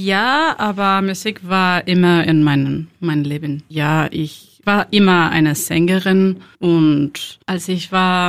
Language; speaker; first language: German; non-native, learner; Spanish